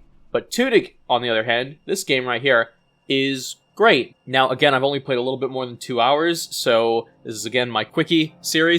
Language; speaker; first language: English; native; English